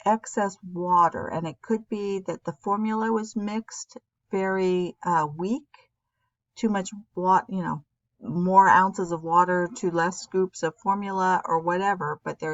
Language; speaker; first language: English; native; English